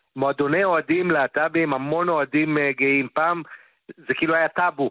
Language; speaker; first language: Hebrew; native; Hebrew